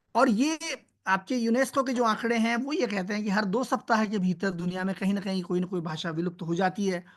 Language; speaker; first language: Hindi; native; Hindi